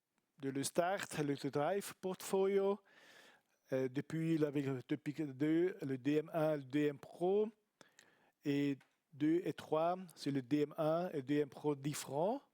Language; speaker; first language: French; non-native, learner; Italian